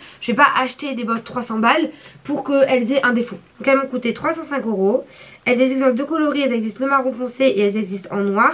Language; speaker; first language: French; native; French